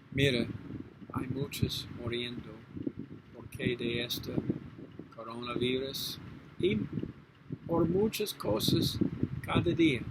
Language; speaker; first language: Spanish; non-native, learner; English